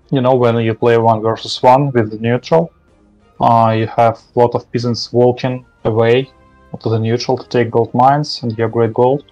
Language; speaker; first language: English; non-native, learner; Russian